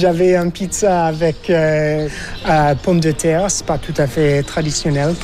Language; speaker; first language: French; non-native, fluent; English